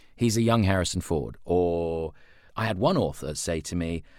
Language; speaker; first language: English; native; English